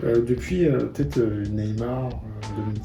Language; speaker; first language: French; native; French